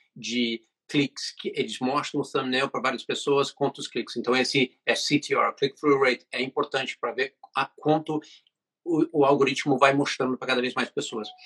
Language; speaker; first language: Portuguese; non-native, fluent; English